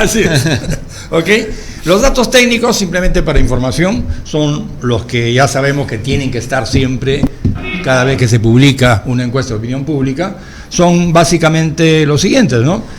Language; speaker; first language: Spanish; native; Spanish